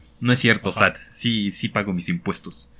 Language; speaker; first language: Spanish; native; Spanish